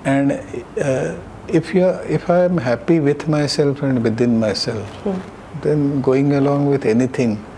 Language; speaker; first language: English; non-native, local second language; Marathi